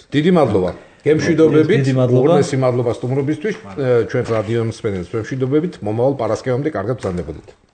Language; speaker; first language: Georgian; native; Georgian